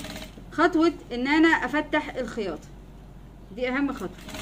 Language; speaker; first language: Arabic; native; Arabic